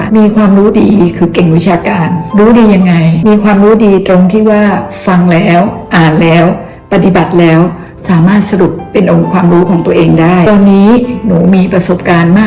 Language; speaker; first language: Thai; native; Thai